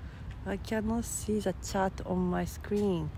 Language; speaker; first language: English; non-native, fluent; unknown